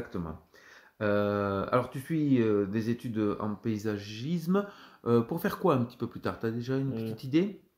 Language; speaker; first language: French; native; French